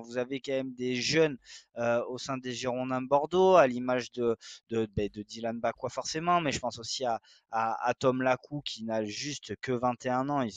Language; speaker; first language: French; native; French